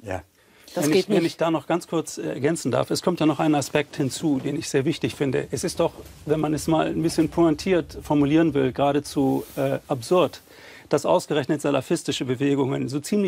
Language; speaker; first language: German; native; German